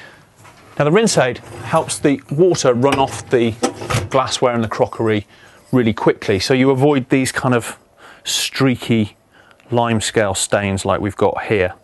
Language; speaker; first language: English; native; English